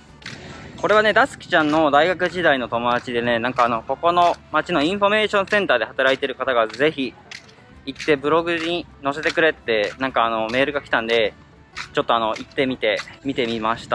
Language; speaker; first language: Japanese; native; Japanese